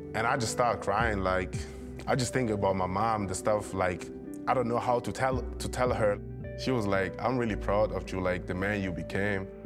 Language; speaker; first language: English; early bilingual, other home language; German